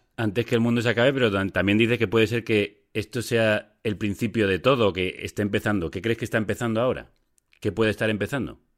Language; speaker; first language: Spanish; native; Spanish